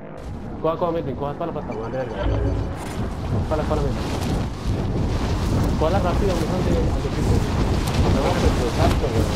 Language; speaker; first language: Spanish; native; Spanish